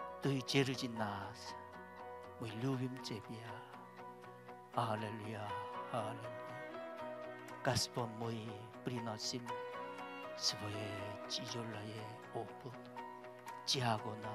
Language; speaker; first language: Russian; non-native, learner; Korean